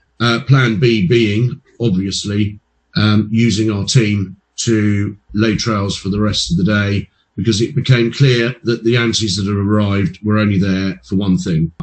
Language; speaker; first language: English; native; English